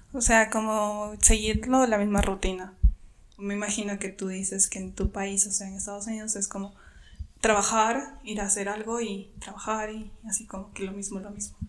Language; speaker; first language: Spanish; native; Spanish